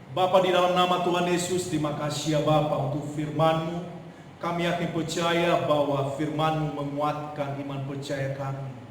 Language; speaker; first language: Indonesian; non-native, local second language; Nias